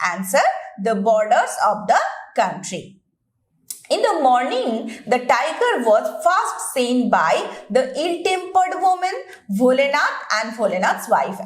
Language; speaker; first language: English; non-native, local second language; Bangla